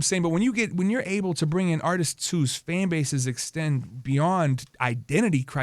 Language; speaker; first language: English; native; English